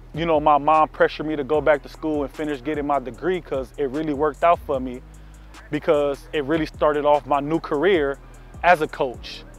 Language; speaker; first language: English; native; English